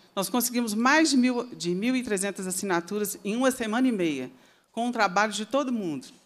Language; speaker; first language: Portuguese; native; Portuguese